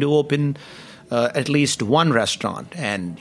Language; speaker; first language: English; non-native, local second language; Hindi